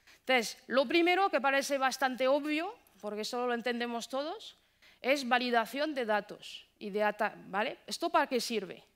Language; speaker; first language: Spanish; non-native, fluent; French